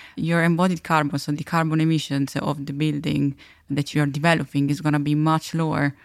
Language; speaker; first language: English; non-native, fluent; Italian